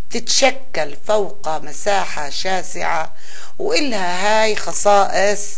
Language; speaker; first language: Arabic; native; Arabic